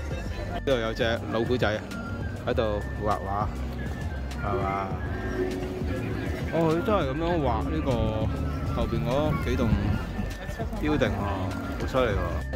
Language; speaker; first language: Cantonese; native; Cantonese